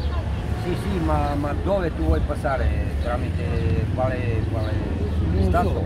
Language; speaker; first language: Italian; non-native, learner; Serbian